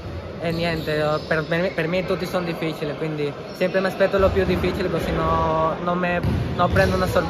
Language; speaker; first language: Italian; non-native, fluent; Spanish